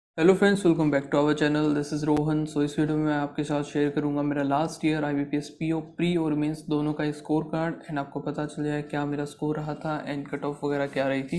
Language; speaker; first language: Hindi; native; Hindi